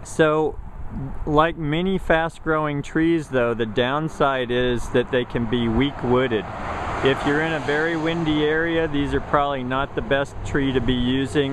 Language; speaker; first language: English; native; English